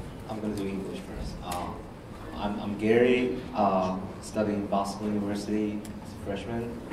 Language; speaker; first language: English; non-native, fluent; Chinese